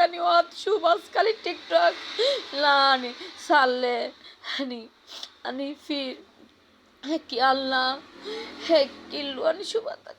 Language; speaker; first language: Arabic; non-native, learner; Bangla